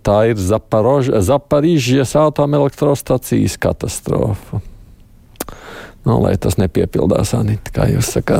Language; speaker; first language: Latvian; native; Latvian